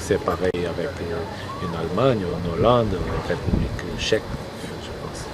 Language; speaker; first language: French; non-native, fluent; Portuguese